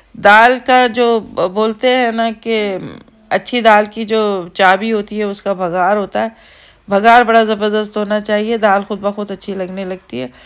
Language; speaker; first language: Urdu; native; Urdu